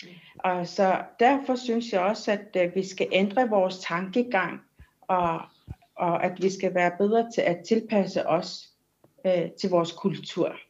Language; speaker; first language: Danish; non-native, local second language; Kalaallisut